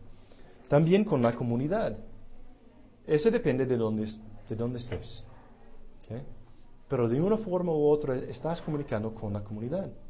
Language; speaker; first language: Spanish; non-native, fluent; English